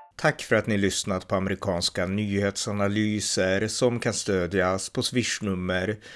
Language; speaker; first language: Swedish; native; Swedish